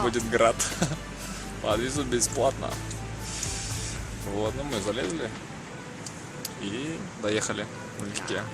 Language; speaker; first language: Russian; native; Russian